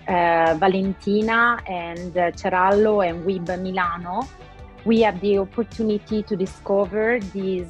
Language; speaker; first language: English; non-native, local second language; Italian